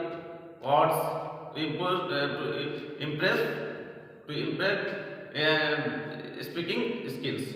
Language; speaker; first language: English; non-native, local second language; Bangla